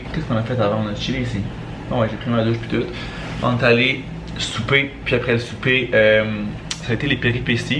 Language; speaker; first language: French; native; French